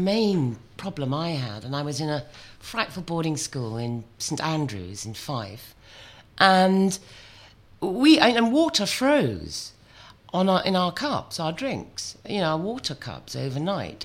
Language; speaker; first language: English; native; English